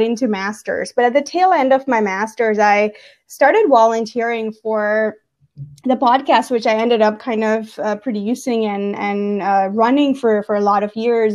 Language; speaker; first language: English; non-native, local second language; Gujarati